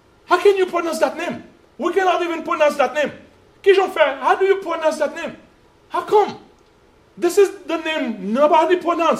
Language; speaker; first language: English; non-native, fluent; Haitian Creole